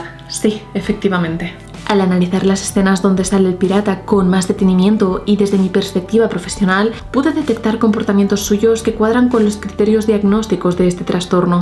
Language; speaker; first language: Spanish; native; Spanish